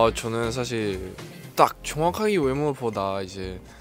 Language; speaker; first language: Korean; non-native, learner; Chinese